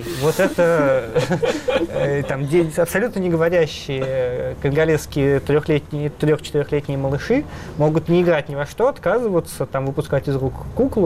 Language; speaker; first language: Russian; native; Russian